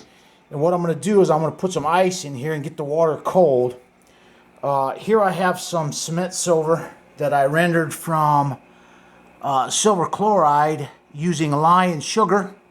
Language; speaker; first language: English; native; English